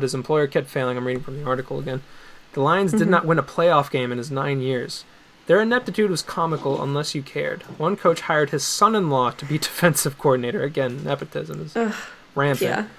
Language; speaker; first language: English; native; English